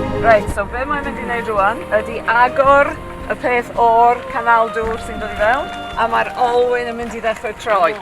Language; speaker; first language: Welsh; native; Welsh